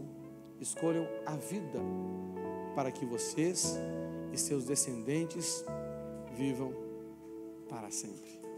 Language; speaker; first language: Portuguese; native; Portuguese